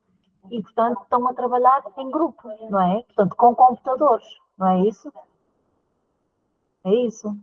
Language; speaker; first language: Portuguese; native; Portuguese